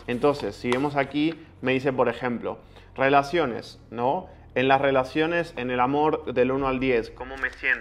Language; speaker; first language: Spanish; native; Spanish